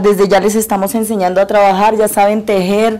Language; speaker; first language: Spanish; native; Spanish